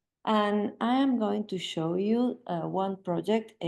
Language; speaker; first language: English; non-native, learner; Spanish